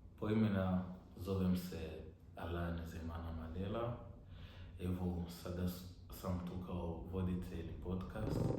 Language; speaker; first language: Bosnian; non-native, learner; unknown